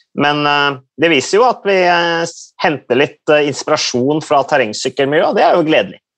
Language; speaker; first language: Norwegian; native; Norwegian